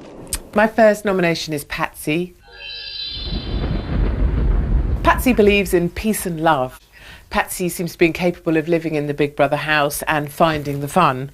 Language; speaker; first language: English; native; English